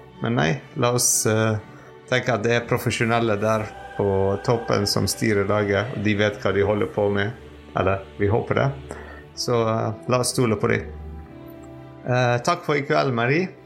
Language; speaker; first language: Norwegian; non-native, fluent; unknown